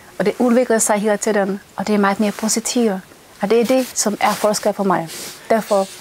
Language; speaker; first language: Danish; non-native, fluent; Czech